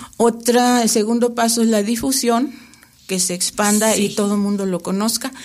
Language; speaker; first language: Spanish; native; Spanish